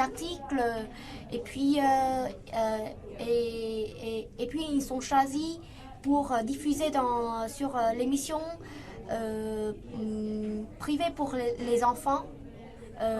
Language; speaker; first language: French; non-native, fluent; Vietnamese